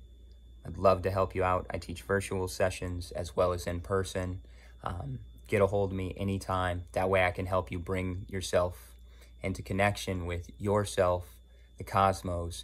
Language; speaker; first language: English; native; English